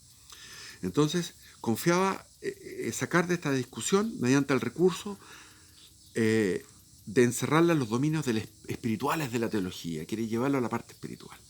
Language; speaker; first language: Spanish; native; Spanish